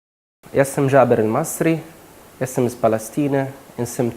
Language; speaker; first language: Slovenian; non-native, fluent; Arabic